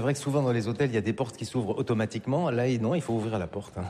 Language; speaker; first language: French; native; French